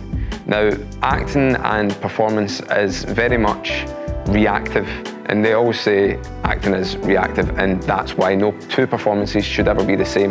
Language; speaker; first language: English; native; English